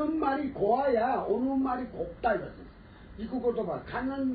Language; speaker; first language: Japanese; native; Japanese